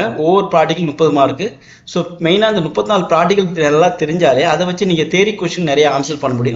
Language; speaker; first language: Tamil; native; Tamil